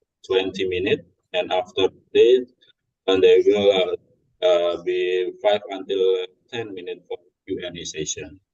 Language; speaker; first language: English; non-native, learner; Indonesian